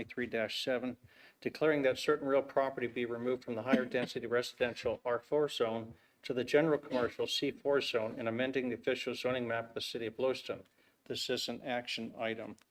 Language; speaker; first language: English; native; English